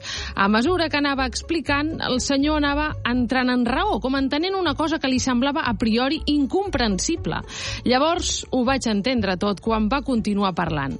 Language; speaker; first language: Catalan; native; Catalan